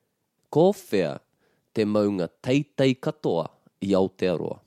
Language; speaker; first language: Māori; non-native, local second language; English